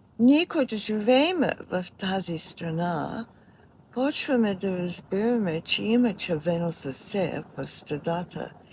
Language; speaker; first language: Bulgarian; early bilingual, heritage; Bulgarian